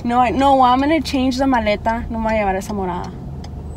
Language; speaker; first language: Spanish; early bilingual, heritage; Spanish